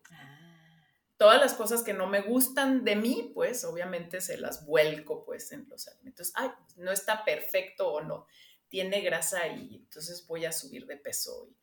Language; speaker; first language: Spanish; non-native, local second language; English